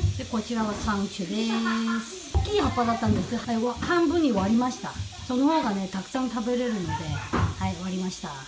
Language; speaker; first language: Japanese; non-native, fluent; Korean